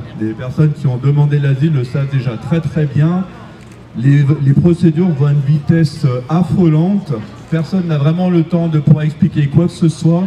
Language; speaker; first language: French; native; French